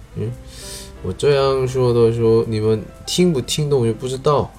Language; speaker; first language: Chinese; non-native, learner; Korean